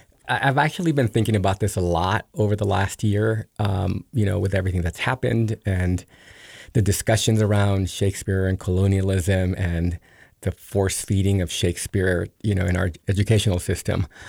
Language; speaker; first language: English; early bilingual, other home language; Spanish